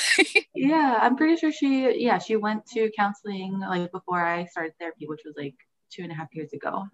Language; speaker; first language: English; early bilingual, other home language; Spanish